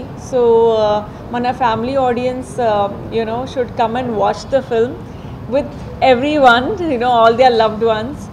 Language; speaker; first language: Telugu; non-native, fluent; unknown